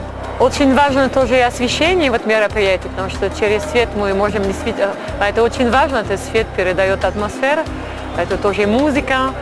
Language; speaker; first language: Russian; non-native, fluent; French